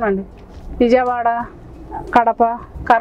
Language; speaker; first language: Telugu; native; Telugu